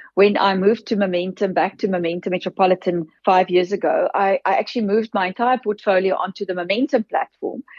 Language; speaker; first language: English; non-native, local second language; Afrikaans